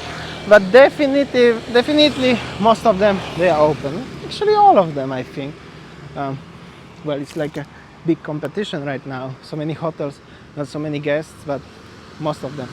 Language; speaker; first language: English; non-native, fluent; Polish